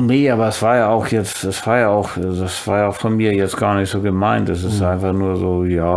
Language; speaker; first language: German; native; German